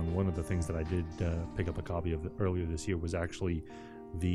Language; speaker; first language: English; native; English